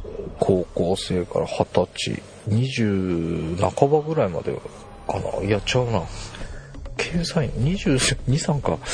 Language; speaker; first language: Japanese; native; Japanese